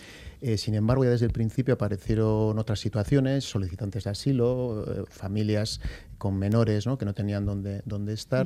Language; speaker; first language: Spanish; native; Spanish